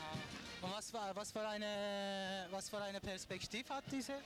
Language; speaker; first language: German; non-native, learner; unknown